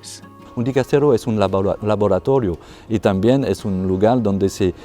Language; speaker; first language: Spanish; non-native, fluent; French